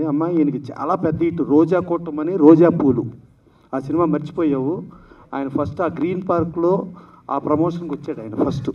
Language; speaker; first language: Telugu; native; Telugu